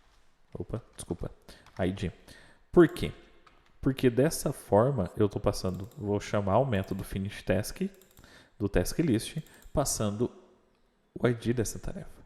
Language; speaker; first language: Portuguese; native; Portuguese